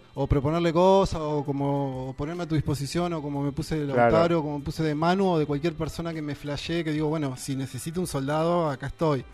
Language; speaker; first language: Spanish; native; Spanish